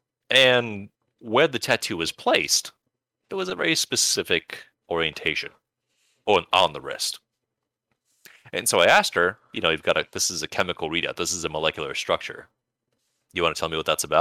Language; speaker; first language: English; early bilingual, other home language; Russian